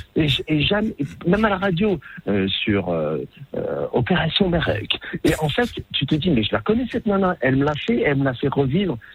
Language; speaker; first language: French; non-native, local second language; Arabic